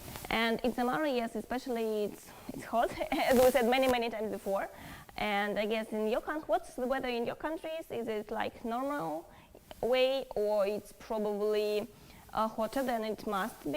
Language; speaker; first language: English; non-native, fluent; Russian